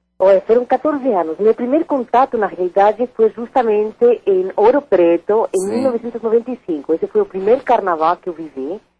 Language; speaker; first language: Portuguese; non-native, fluent; Spanish